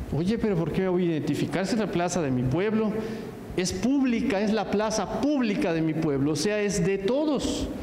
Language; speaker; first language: Spanish; native; Spanish